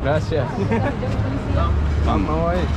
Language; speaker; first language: Spanish; non-native, learner; English